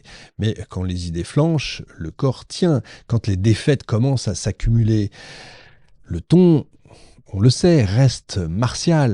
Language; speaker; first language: French; native; French